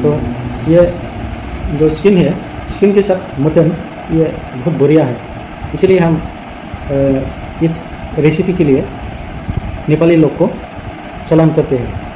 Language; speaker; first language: Hindi; non-native, local second language; Bodo